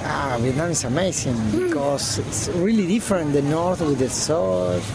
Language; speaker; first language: English; non-native, learner; Spanish